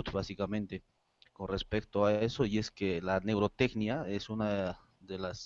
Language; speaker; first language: Spanish; native; Spanish